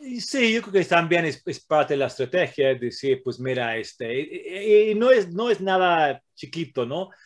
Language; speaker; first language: Spanish; non-native, fluent; English